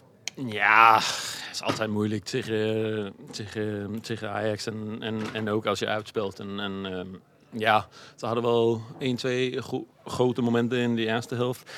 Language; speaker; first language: Dutch; non-native, fluent; Danish